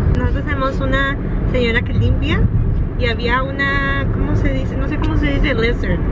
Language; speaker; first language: Spanish; early bilingual, heritage; Spanish